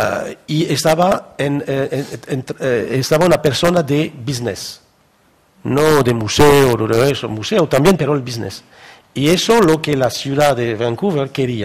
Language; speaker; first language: Spanish; non-native, fluent; French